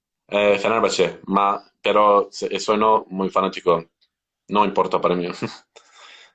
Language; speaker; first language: Spanish; non-native, learner; Turkish